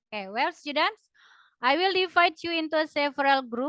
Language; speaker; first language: English; non-native, learner; Indonesian